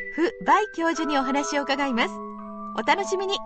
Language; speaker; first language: Japanese; native; Japanese